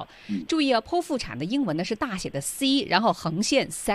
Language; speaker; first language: Chinese; native; Chinese